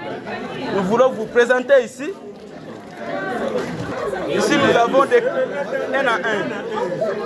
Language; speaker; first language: French; non-native, local second language; Swahili